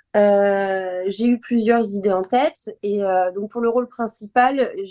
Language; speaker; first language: French; native; French